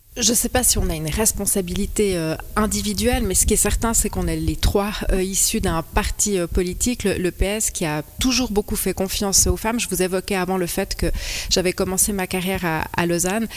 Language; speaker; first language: French; early bilingual, other home language; Spanish